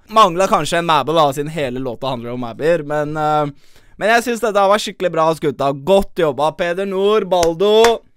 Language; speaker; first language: Norwegian; early bilingual, other home language; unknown